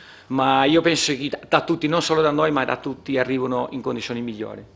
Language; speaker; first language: Italian; non-native, fluent; Portuguese